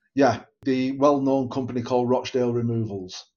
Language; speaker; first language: English; native; English